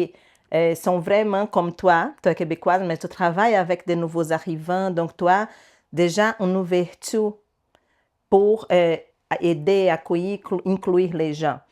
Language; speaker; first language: French; non-native, learner; Portuguese